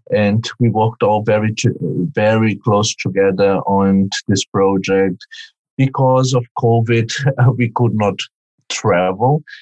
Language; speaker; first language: English; non-native, fluent; Portuguese